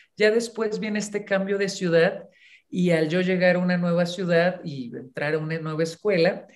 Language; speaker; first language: Spanish; native; Spanish